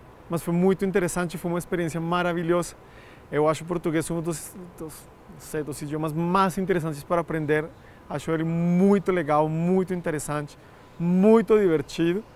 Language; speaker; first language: Portuguese; non-native, fluent; Spanish